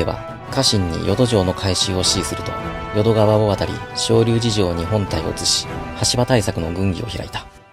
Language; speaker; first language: Japanese; native; Japanese